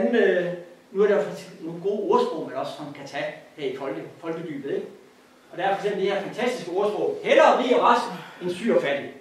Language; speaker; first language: Danish; native; Danish